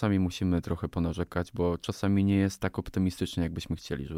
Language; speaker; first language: Polish; native; Polish